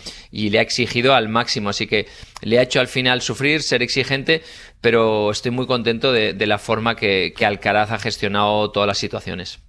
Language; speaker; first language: Spanish; native; Spanish